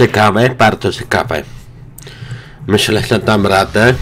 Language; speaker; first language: Polish; non-native, learner; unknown